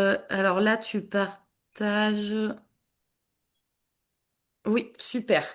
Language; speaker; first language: French; native; French